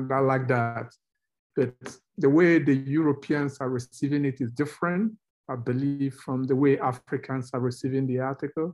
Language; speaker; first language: English; non-native, local second language; Igbo